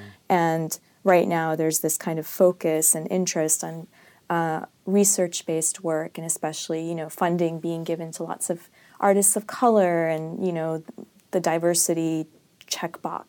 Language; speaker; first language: English; non-native, local second language; Urdu